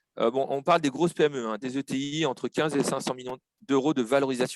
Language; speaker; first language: French; native; French